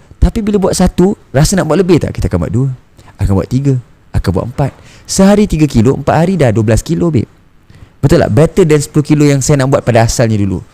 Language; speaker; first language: Malay; native; Malay